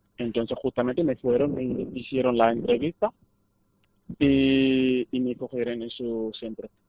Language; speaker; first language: Spanish; non-native, fluent; Wolof